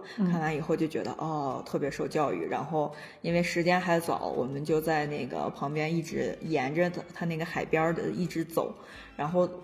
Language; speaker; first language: Chinese; native; Chinese